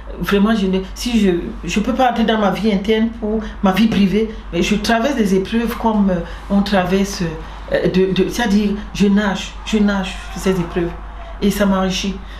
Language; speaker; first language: French; non-native, local second language; Basaa